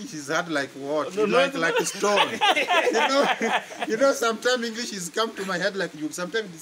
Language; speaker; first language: English; non-native, learner; Swahili